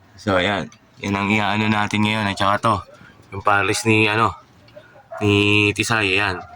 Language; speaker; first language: Filipino; native; Filipino